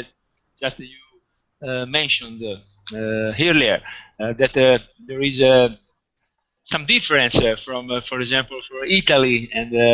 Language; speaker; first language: English; non-native, fluent; Italian